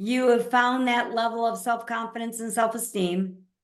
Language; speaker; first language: English; native; English